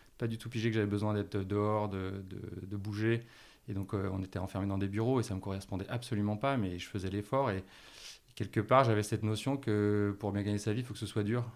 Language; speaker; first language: French; native; French